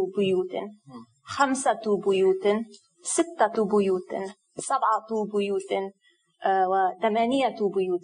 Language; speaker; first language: Arabic; non-native, learner; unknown